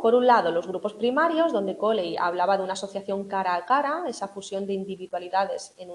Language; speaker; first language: Spanish; native; Spanish